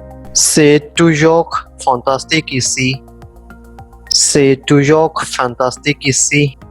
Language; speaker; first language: French; non-native, fluent; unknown